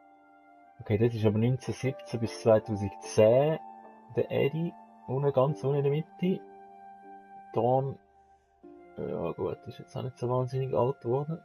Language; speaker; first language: German; native; German